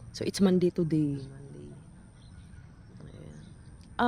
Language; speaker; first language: English; non-native, learner; Filipino